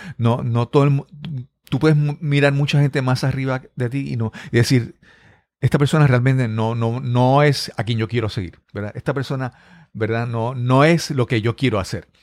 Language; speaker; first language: Spanish; native; Spanish